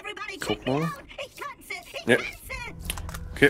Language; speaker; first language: German; native; German